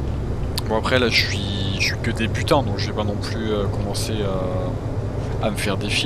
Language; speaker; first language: French; native; French